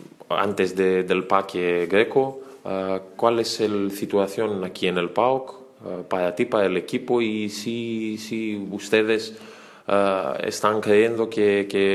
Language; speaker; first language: Spanish; non-native, learner; Greek